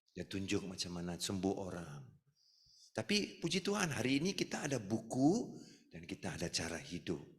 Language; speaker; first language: Malay; non-native, local second language; Tamil